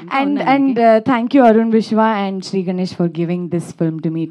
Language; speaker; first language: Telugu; non-native, learner; Kannada